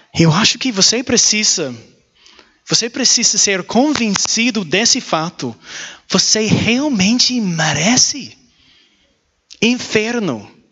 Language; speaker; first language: Portuguese; non-native, learner; English